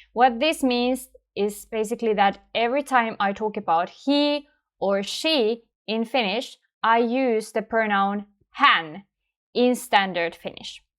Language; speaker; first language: English; non-native, fluent; Finnish